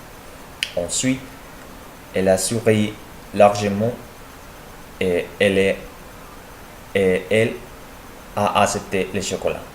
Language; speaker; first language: French; non-native, learner; Spanish